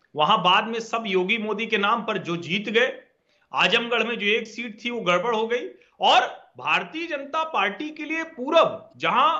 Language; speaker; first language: Hindi; native; Hindi